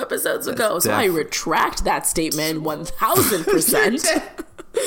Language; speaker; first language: English; early bilingual, other home language; Malayalam